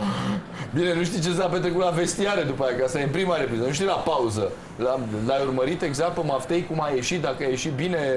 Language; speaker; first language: Romanian; native; Romanian